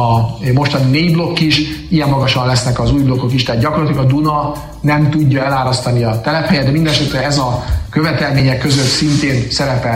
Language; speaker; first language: Hungarian; native; Hungarian